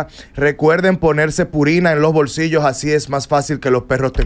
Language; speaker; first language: Spanish; native; Spanish